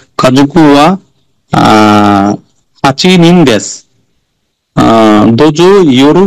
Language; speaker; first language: Japanese; non-native, learner; Bangla